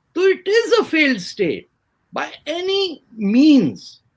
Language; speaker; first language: English; non-native, local second language; Urdu